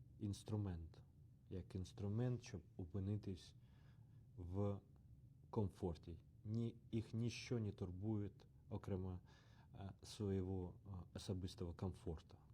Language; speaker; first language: Ukrainian; non-native, learner; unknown